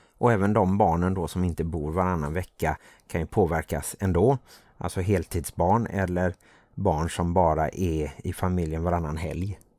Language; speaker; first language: Swedish; native; Swedish